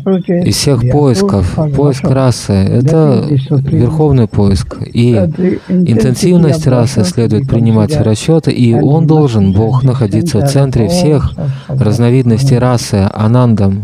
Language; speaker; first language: Russian; native; Russian